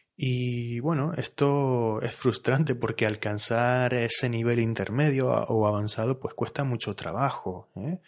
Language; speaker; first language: Spanish; native; Spanish